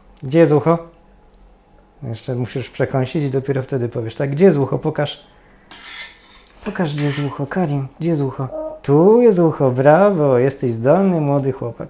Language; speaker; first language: Polish; native; Polish